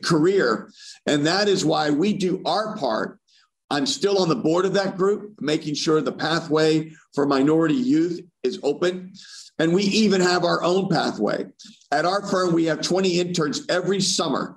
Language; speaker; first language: English; native; English